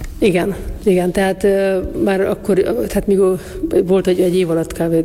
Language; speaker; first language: Hungarian; native; Hungarian